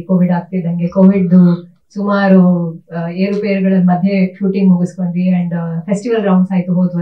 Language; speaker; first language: Kannada; native; Kannada